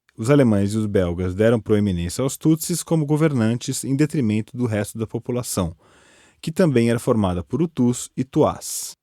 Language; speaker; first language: Portuguese; native; Portuguese